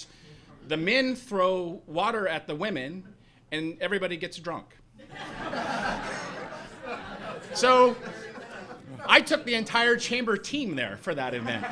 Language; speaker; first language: English; native; English